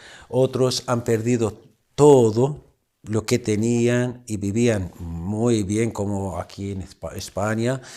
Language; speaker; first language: Spanish; non-native, fluent; Arabic